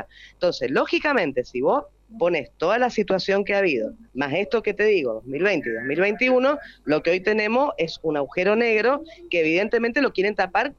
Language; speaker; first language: Spanish; native; Spanish